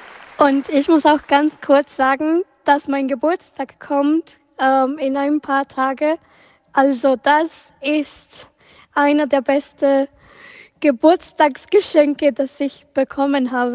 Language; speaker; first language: German; non-native, fluent; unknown